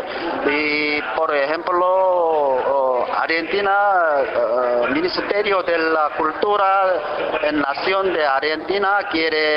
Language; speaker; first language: Spanish; non-native, learner; Korean